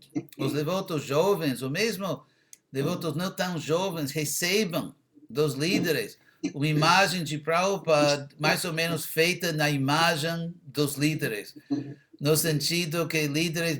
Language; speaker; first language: Portuguese; non-native, fluent; English